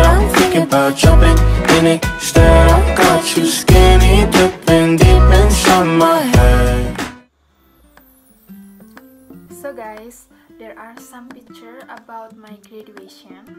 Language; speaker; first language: English; non-native, learner; Indonesian